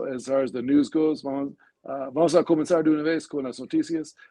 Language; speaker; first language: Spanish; non-native, fluent; English